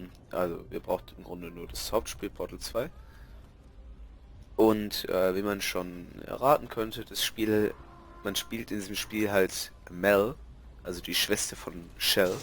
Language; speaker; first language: German; native; German